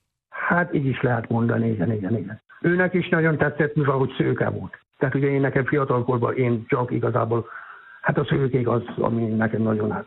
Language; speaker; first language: Hungarian; native; Hungarian